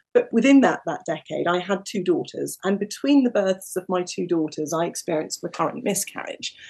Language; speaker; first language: English; native; English